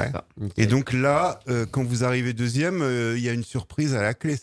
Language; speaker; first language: French; native; French